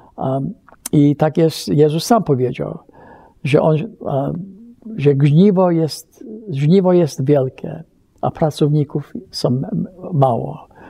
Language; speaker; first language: Polish; early bilingual, heritage; Polish